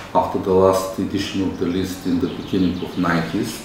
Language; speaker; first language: English; non-native, fluent; Bulgarian